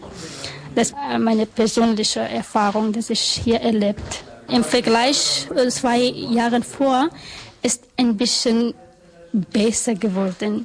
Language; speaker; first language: German; non-native, learner; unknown